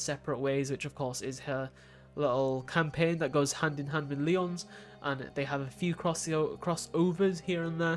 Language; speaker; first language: English; native; English